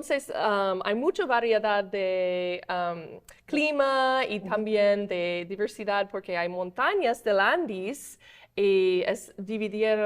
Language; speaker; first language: Spanish; non-native, fluent; English